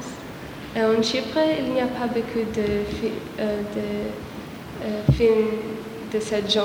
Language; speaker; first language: French; non-native, learner; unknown